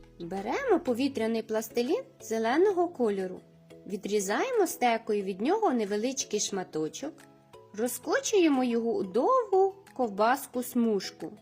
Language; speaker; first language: Ukrainian; native; Ukrainian